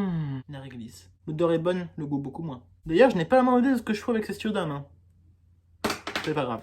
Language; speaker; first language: French; native; French